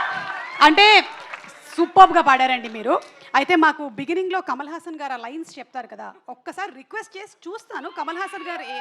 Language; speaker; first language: Telugu; native; Telugu